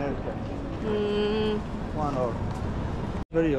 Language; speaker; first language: English; non-native, learner; French